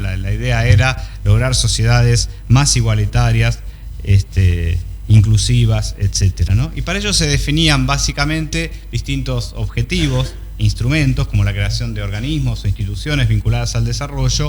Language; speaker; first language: Spanish; native; Spanish